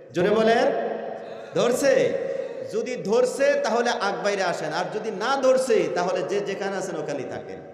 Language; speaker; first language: Bangla; non-native, local second language; Assamese